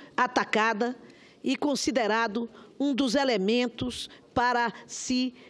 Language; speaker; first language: Portuguese; native; Portuguese